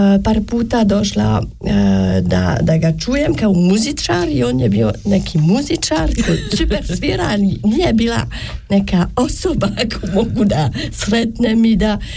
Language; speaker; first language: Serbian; non-native, learner; French